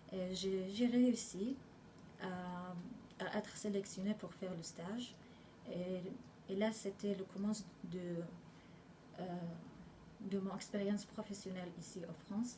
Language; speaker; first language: French; non-native, learner; Arabic